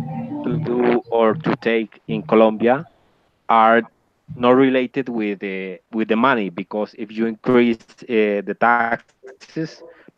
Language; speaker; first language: English; non-native, learner; Spanish